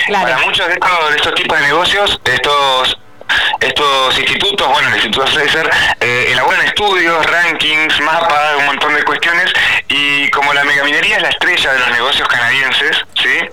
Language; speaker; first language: Spanish; native; Spanish